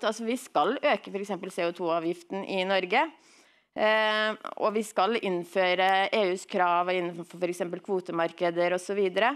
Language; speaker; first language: Norwegian; native; Norwegian